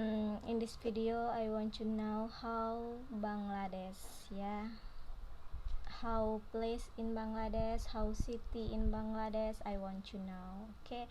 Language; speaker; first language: English; non-native, learner; Indonesian